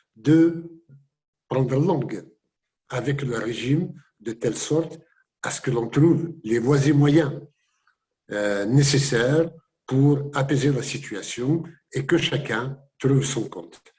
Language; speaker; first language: French; non-native, local second language; Kabyle